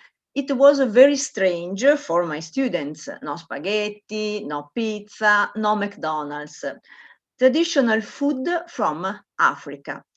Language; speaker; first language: English; non-native, learner; Italian